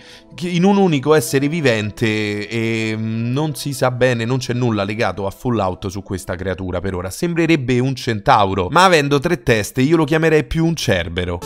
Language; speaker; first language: Italian; native; Italian